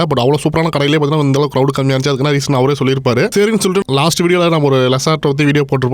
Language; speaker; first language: Tamil; native; Tamil